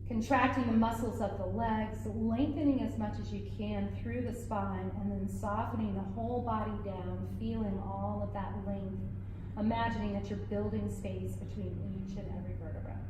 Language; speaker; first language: English; native; English